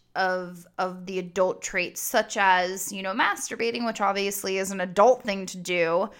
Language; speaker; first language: English; native; English